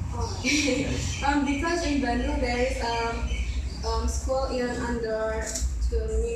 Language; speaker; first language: English; non-native, learner; Indonesian